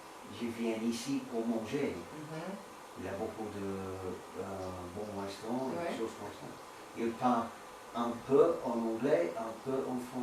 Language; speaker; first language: French; non-native, learner; English